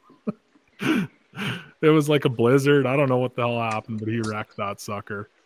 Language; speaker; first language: English; native; English